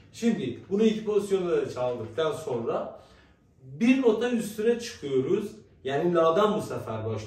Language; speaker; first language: Turkish; non-native, fluent; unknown